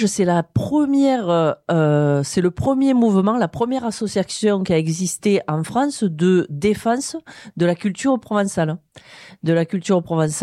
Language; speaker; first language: French; native; French